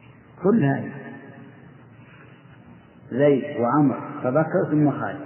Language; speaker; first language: Arabic; native; Arabic